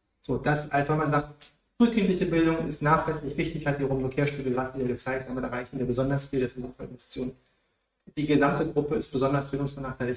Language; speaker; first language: German; native; German